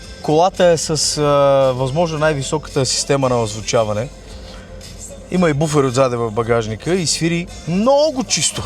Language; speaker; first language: Bulgarian; native; Bulgarian